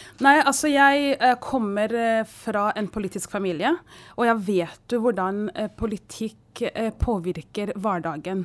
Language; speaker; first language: Swedish; non-native, fluent; Kinyarwanda